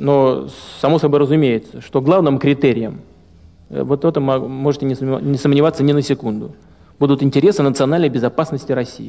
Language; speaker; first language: Russian; native; Russian